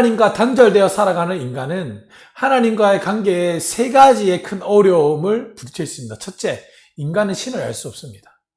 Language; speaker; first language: Korean; native; Korean